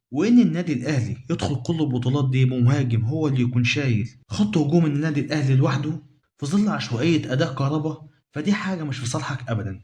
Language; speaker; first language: Arabic; native; Arabic